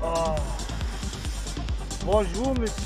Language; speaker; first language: French; non-native, learner; German